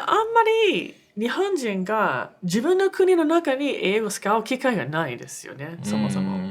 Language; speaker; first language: Japanese; non-native, fluent; English